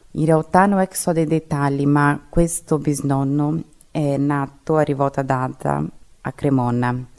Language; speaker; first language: Italian; non-native, fluent; Portuguese